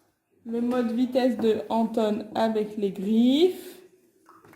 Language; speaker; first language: French; native; French